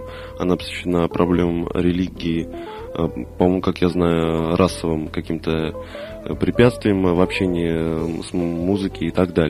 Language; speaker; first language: Russian; native; Russian